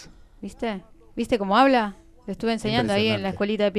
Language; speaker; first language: Spanish; native; Spanish